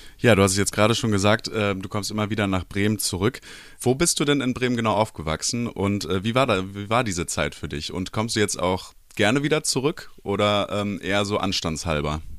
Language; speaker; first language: German; native; German